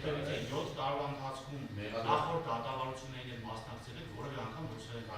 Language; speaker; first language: Armenian; native; Armenian